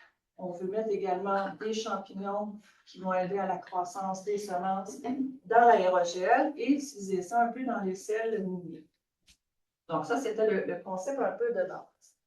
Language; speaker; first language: French; native; French